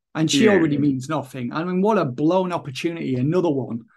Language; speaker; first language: English; native; English